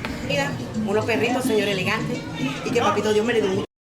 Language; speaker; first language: Spanish; native; Spanish